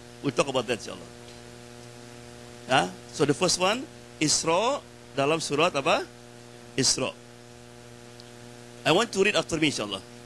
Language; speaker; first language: English; non-native, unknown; Indonesian